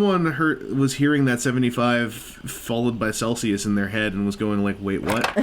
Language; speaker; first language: English; native; English